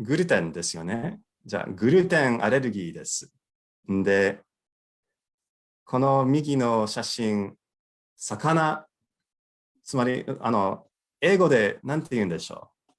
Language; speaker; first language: Japanese; non-native, fluent; English